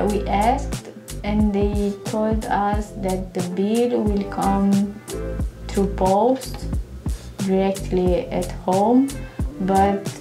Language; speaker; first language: English; non-native, learner; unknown